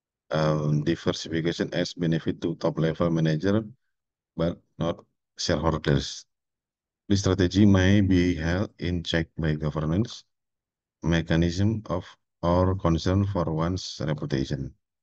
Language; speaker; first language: English; non-native, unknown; Indonesian